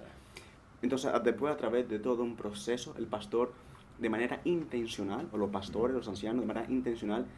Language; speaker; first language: Spanish; native; Spanish